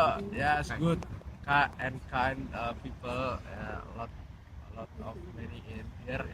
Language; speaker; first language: English; non-native, learner; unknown